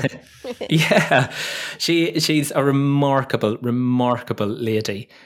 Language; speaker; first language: English; native; English